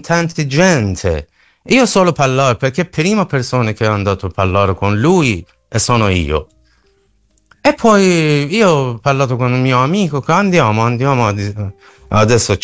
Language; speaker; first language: Italian; non-native, learner; Persian